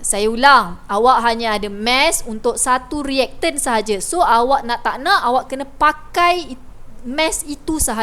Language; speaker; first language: Malay; native; Malay